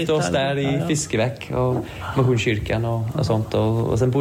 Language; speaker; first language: Swedish; non-native, fluent; English